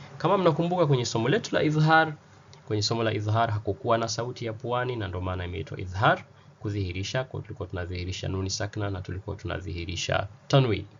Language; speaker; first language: Swahili; native; Swahili